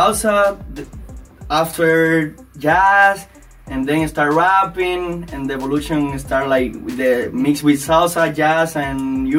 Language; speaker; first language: English; non-native, learner; Spanish